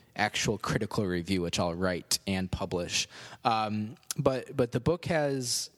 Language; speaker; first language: English; native; English